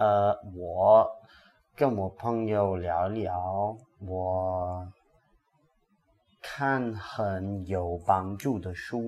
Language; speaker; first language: Chinese; non-native, learner; English